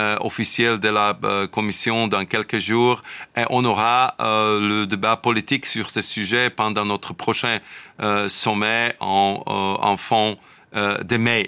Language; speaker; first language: French; non-native, fluent; Slovak